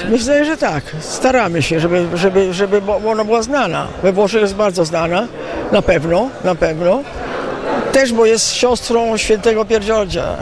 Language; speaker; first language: Polish; early bilingual, heritage; Italian